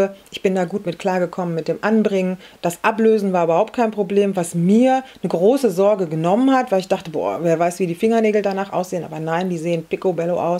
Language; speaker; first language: German; native; German